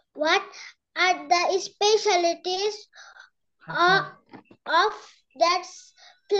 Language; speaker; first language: English; non-native, learner; Bangla